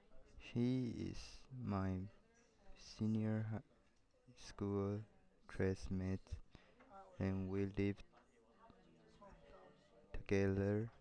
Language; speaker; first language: English; non-native, learner; Chinese